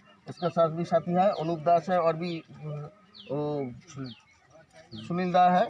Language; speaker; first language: Hindi; non-native, local second language; Bangla